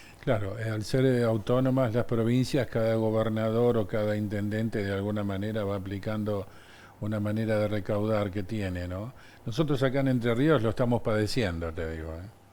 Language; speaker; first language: Spanish; native; Spanish